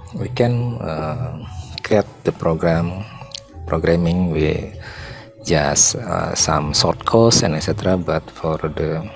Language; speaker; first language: English; non-native, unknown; Indonesian